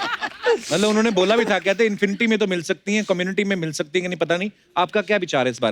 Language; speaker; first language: Hindi; native; Hindi